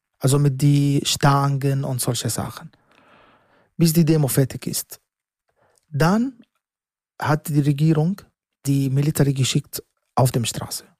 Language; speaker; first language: German; non-native, learner; Arabic